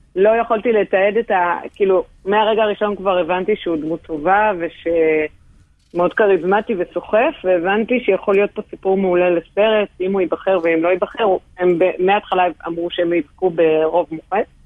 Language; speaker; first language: Hebrew; native; Hebrew